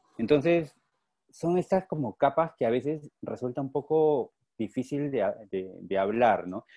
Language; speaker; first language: Spanish; native; Spanish